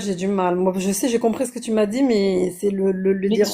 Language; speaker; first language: French; native; French